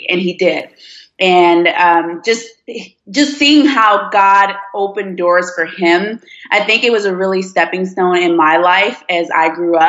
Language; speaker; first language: English; early bilingual, other home language; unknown